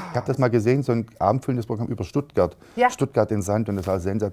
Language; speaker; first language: German; native; German